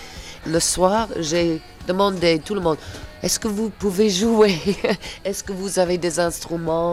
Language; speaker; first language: French; non-native, fluent; English